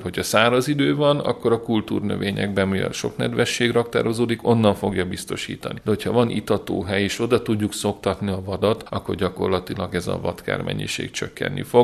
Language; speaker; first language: Hungarian; native; Hungarian